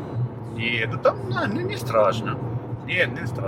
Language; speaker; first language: Russian; non-native, learner; Finnish